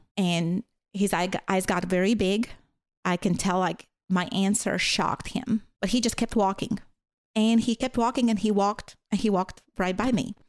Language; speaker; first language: English; non-native, fluent; Latvian